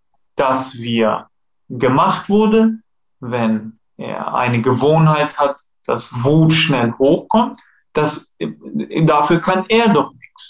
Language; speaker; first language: German; non-native, fluent; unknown